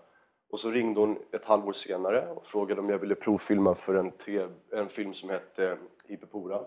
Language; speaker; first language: Swedish; native; Swedish